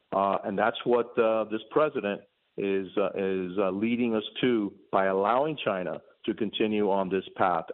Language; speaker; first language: English; early bilingual, other home language; Spanish